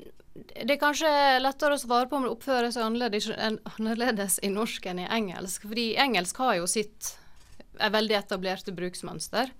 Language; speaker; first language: Norwegian; native; Norwegian